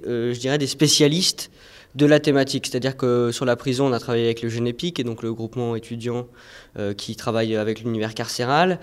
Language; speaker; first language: French; native; French